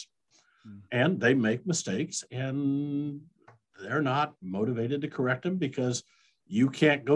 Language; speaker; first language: English; native; English